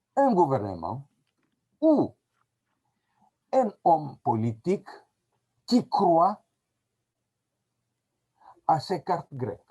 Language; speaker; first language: French; non-native, fluent; Greek